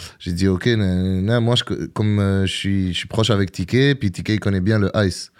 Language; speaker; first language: French; early bilingual, other home language; Arabic